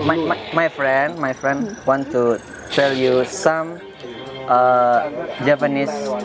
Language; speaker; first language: English; non-native, learner; Indonesian